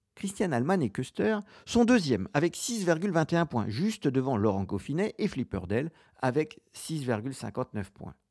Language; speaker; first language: French; native; French